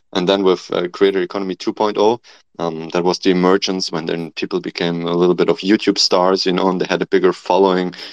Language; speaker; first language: English; non-native, fluent; German